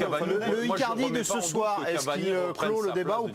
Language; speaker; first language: French; native; French